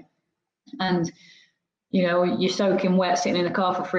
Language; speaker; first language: English; native; English